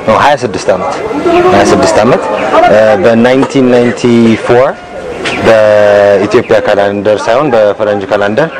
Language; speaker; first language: Amharic; early bilingual, other home language; English